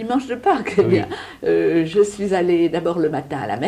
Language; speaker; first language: French; native; French